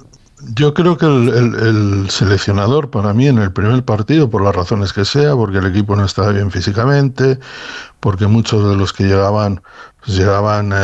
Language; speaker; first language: Spanish; native; Spanish